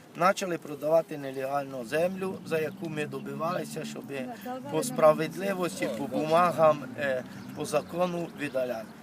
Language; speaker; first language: Ukrainian; native; Ukrainian